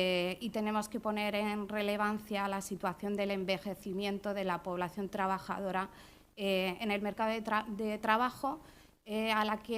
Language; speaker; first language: Spanish; native; Spanish